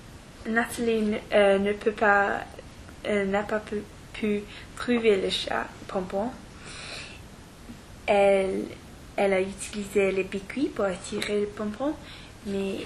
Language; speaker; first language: French; non-native, learner; English